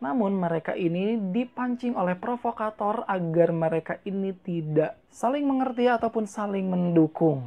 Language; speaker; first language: Indonesian; native; Indonesian